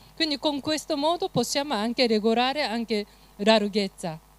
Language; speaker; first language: Italian; non-native, fluent; Japanese